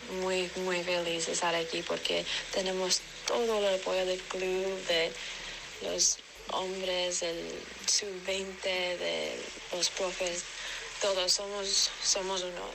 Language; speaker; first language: Spanish; non-native, learner; English